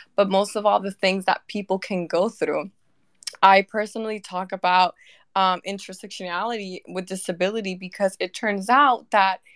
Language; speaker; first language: English; early bilingual, other home language; Spanish